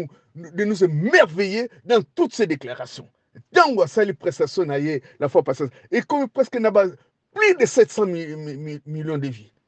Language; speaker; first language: French; non-native, local second language; Lingala